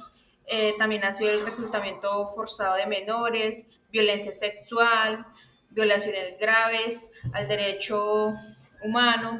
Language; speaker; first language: Spanish; native; Spanish